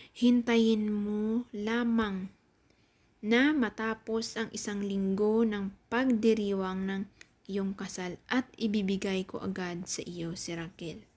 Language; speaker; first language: Filipino; native; Filipino